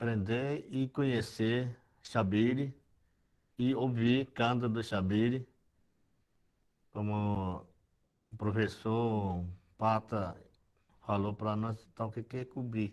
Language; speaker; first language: Portuguese; non-native, local second language; Yanomámi